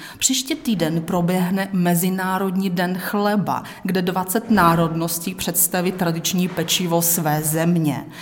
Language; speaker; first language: Czech; native; Czech